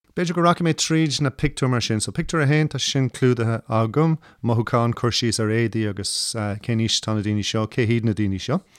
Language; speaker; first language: Irish; non-native, local second language; English